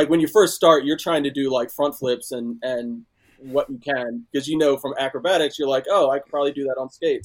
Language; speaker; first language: English; native; English